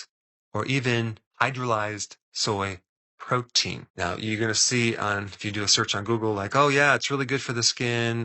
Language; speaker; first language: English; native; English